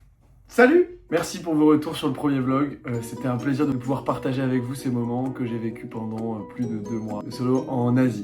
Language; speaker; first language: French; native; French